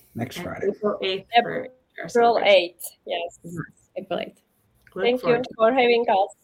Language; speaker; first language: English; non-native, learner; Turkish